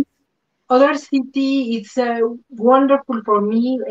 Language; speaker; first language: English; non-native, learner; Spanish